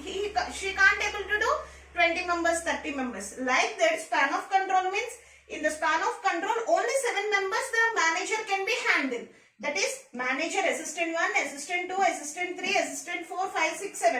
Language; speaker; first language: English; non-native, local second language; Telugu